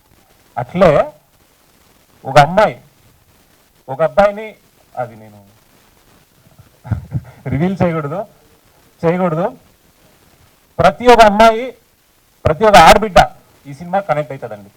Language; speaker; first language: Telugu; native; Telugu